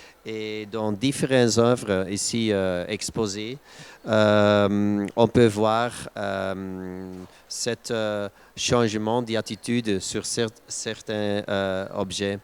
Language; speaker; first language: French; non-native, local second language; Dutch